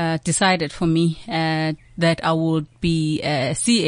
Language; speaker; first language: English; non-native, local second language; Xhosa